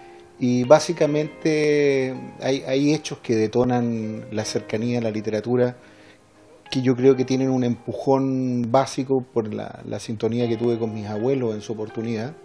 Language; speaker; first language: Spanish; native; Spanish